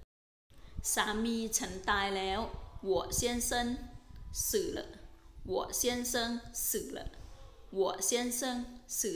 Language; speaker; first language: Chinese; non-native, fluent; Thai